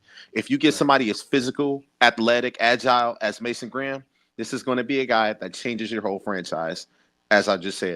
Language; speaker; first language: English; native; English